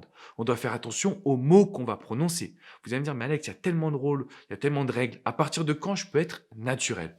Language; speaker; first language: French; native; French